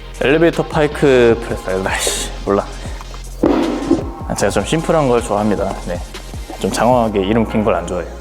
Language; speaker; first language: Korean; native; Korean